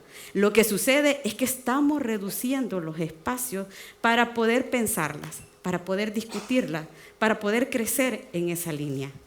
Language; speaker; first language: Spanish; native; Spanish